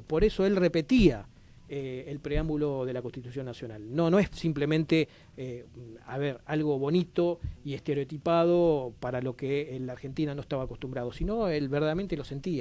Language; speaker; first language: Spanish; native; Spanish